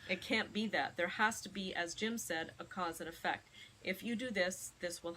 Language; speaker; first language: English; native; English